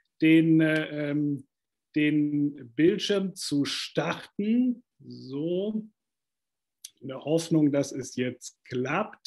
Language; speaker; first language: German; native; German